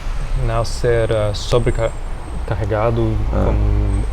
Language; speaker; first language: Portuguese; non-native, fluent; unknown